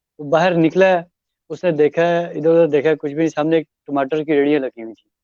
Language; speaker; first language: Urdu; non-native, local second language; Punjabi